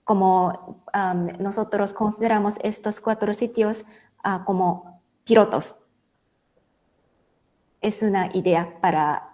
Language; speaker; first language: Spanish; non-native, fluent; Japanese